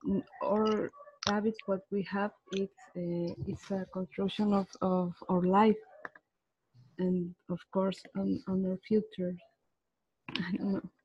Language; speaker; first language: English; non-native, learner; Spanish